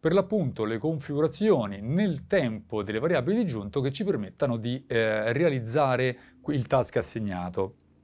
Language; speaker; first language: Italian; native; Italian